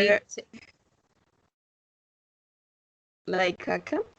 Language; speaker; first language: English; non-native, learner; Spanish